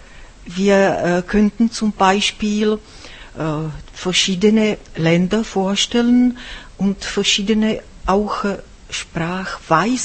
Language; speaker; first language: German; non-native, fluent; Czech